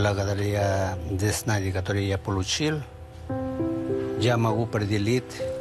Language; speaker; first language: Russian; non-native, learner; Spanish